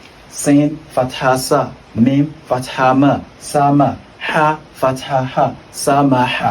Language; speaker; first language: Arabic; non-native, fluent; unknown